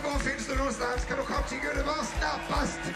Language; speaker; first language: Swedish; non-native, learner; Danish